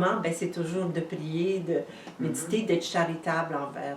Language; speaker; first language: French; native; French